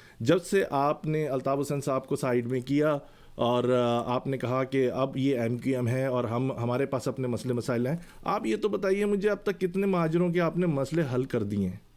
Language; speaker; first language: Urdu; native; Urdu